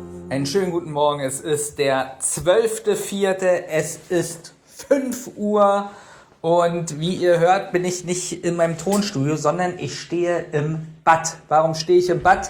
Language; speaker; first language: German; native; German